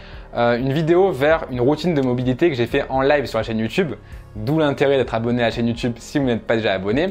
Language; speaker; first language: French; native; French